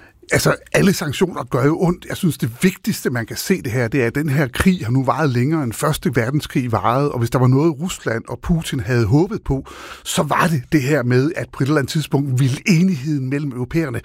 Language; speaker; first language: Danish; native; Danish